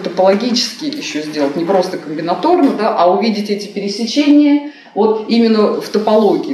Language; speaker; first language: Russian; native; Russian